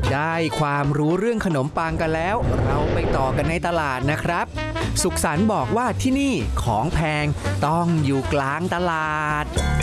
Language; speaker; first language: Thai; native; Thai